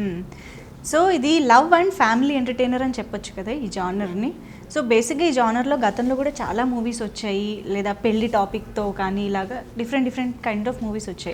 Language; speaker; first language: Telugu; native; Telugu